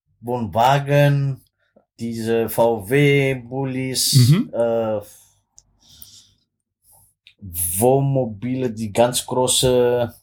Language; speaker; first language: German; non-native, fluent; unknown